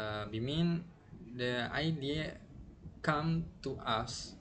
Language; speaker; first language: English; non-native, learner; Indonesian